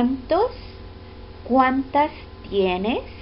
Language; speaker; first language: Spanish; non-native, fluent; English